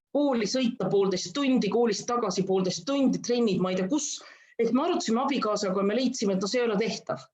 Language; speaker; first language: Estonian; non-native, local second language; Russian